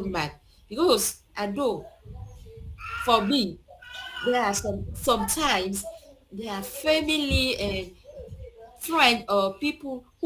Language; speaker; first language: English; non-native, learner; French